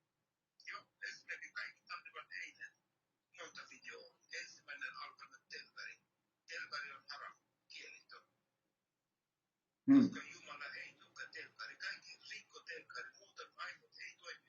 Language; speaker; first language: Finnish; non-native, learner; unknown